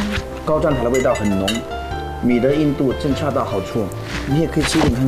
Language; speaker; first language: Chinese; native; Chinese